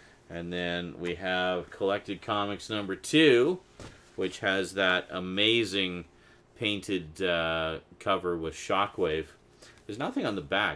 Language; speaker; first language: English; native; English